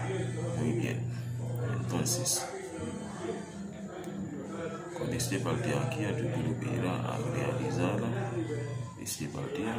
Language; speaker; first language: Spanish; non-native, learner; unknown